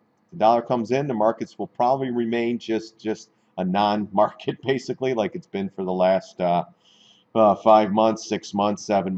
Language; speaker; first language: English; native; English